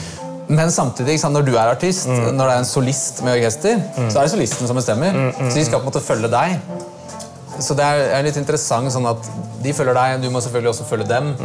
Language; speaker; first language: Norwegian; native; Norwegian